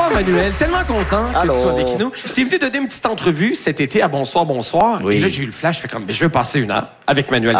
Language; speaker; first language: French; native; French